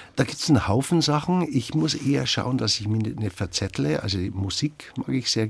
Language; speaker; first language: German; native; German